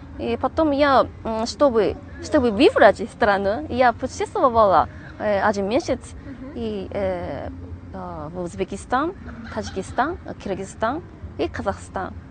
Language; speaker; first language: Russian; non-native, learner; Japanese